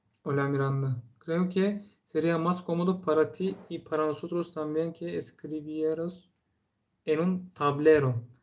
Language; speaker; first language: Spanish; non-native, learner; Turkish